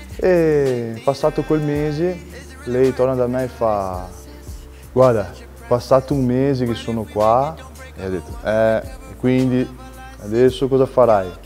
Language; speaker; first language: Italian; non-native, fluent; Portuguese